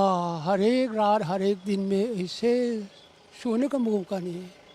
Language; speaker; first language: Hindi; non-native, local second language; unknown